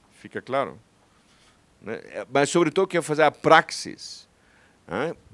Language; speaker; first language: Portuguese; non-native, fluent; German